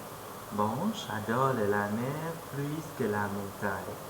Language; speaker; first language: French; non-native, fluent; Lao